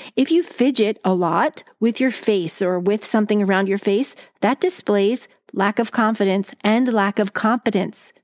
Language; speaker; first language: English; native; English